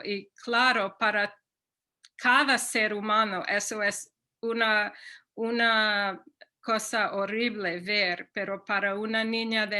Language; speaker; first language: Spanish; non-native, fluent; English